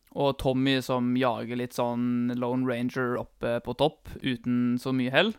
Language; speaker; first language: Norwegian; native; Norwegian